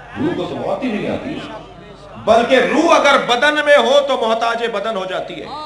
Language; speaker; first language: Urdu; native; Urdu